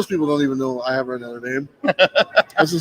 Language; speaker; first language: English; native; English